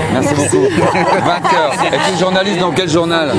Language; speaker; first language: French; native; French